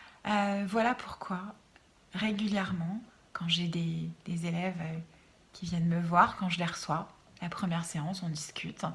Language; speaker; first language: French; native; French